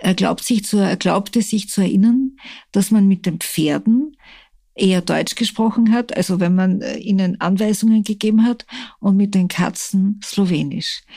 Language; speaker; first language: German; native; German